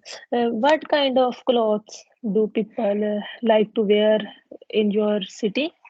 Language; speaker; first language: English; non-native, learner; Punjabi